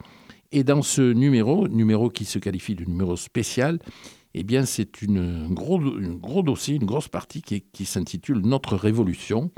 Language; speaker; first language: French; native; French